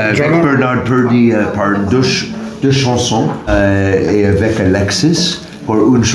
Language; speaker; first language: French; non-native, learner; English